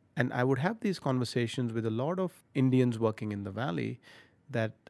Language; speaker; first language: English; non-native, local second language; Punjabi